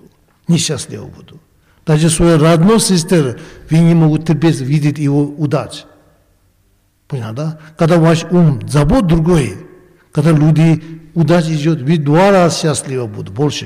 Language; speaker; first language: Russian; non-native, learner; Tibetan